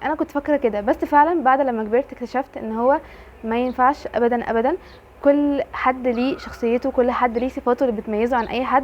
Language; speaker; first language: Arabic; native; Arabic